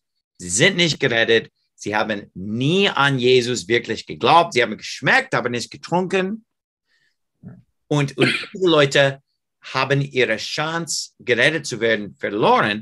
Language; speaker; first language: German; non-native, fluent; English